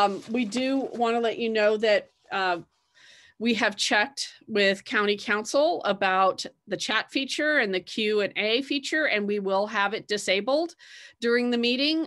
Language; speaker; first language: English; native; English